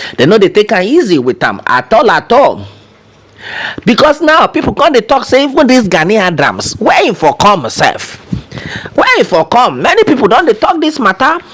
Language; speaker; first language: Nigerian Pidgin; non-native, local second language; Yoruba